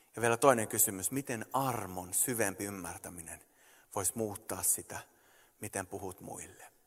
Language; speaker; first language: Finnish; early bilingual, heritage; Finnish